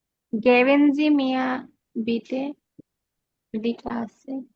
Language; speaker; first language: German; non-native, learner; Bangla